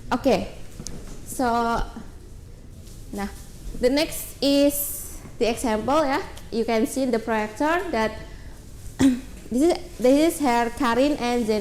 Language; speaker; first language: English; non-native, learner; Indonesian